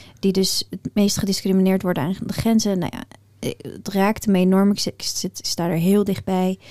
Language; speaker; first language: Dutch; early bilingual, other home language; Persian